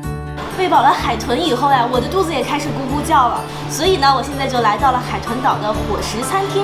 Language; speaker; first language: Chinese; native; Chinese